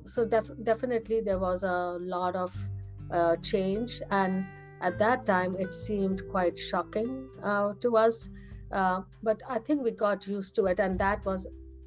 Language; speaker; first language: English; non-native, local second language; Hindi